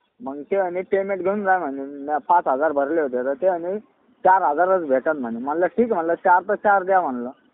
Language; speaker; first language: Marathi; native; Marathi